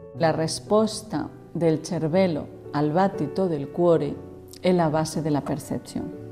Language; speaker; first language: Italian; non-native, learner; Spanish